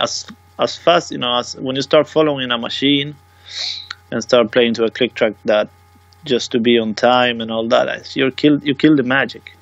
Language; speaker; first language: English; non-native, fluent; Swedish